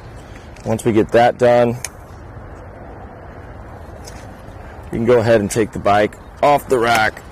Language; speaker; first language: English; native; English